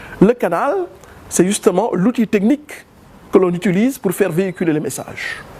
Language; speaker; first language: French; non-native, local second language; Wolof